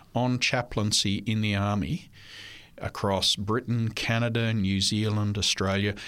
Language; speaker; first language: English; non-native, local second language; French